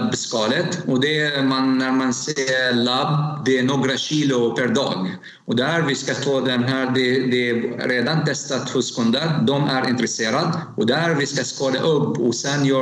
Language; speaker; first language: Swedish; non-native, fluent; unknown